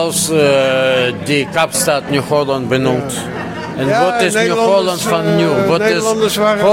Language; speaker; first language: Dutch; non-native, learner; Russian